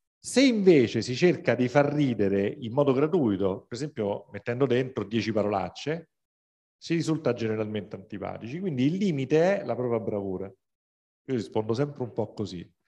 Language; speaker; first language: Italian; native; Italian